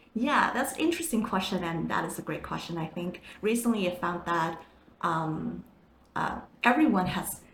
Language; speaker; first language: English; non-native, fluent; Chinese